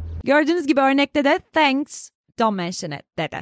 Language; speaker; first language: Turkish; native; Turkish